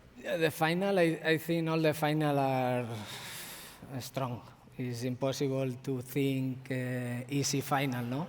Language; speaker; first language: English; non-native, fluent; Spanish